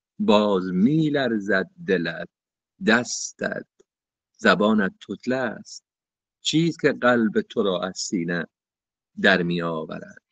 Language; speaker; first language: Persian; native; Persian